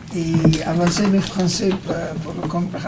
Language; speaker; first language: French; non-native, learner; Portuguese